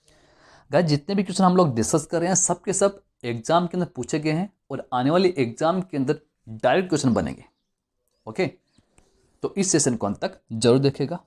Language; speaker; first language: Hindi; native; Hindi